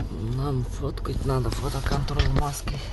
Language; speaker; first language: Russian; non-native, learner; Kyrgyz